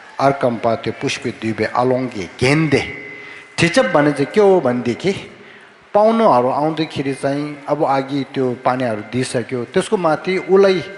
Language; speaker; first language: Nepali; non-native, fluent; Tibetan